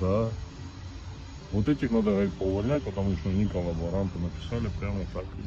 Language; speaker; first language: Russian; native; Russian